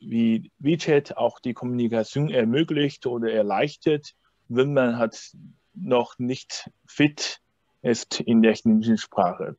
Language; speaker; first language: German; non-native, fluent; Chinese